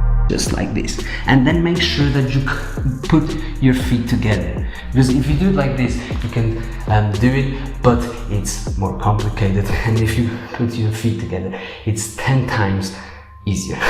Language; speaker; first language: English; non-native, fluent; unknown